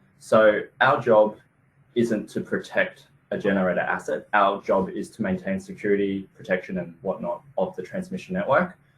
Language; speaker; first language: English; native; English